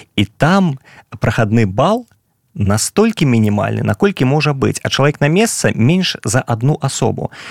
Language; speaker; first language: Belarusian; non-native, local second language; Russian